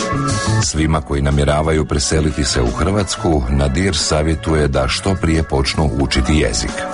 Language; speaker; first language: Croatian; native; Croatian